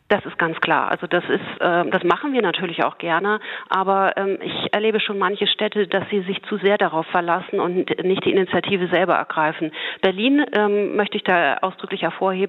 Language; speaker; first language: German; native; German